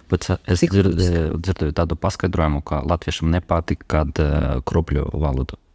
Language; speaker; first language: Latvian; non-native, local second language; Russian